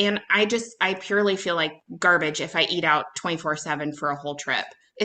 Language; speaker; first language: English; native; English